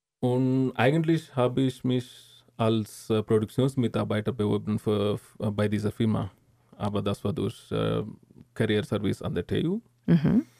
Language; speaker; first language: German; non-native, learner; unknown